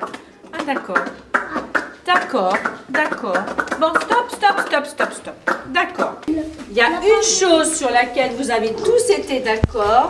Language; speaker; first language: French; native; French